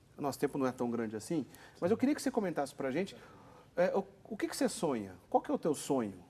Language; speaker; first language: Portuguese; native; Portuguese